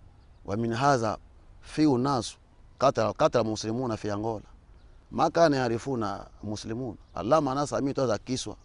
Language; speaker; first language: Arabic; non-native, learner; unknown